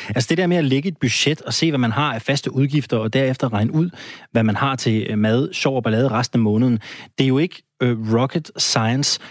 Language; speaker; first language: Danish; native; Danish